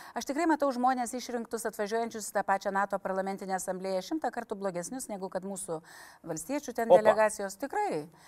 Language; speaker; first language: Lithuanian; native; Lithuanian